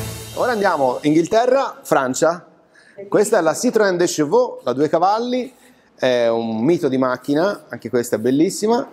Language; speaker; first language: Italian; native; Italian